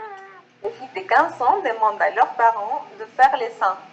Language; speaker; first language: French; non-native, fluent; Spanish